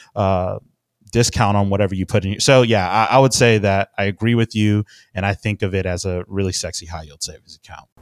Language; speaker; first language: English; native; English